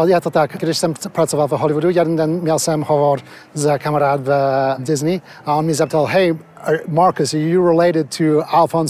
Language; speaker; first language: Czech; early bilingual, heritage; Czech